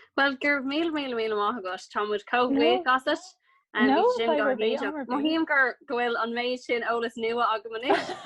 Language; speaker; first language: Irish; non-native, local second language; English